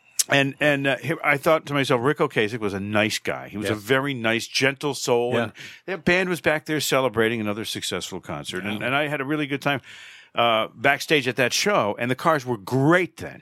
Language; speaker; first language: English; native; English